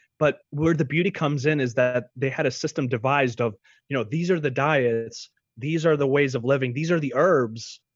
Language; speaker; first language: English; early bilingual, other home language; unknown